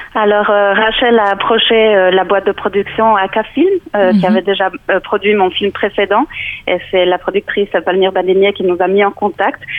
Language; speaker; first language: French; non-native, fluent; Spanish